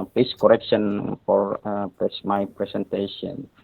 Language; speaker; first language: English; non-native, learner; Indonesian